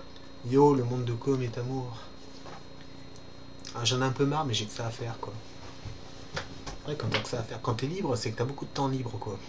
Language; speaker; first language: French; native; French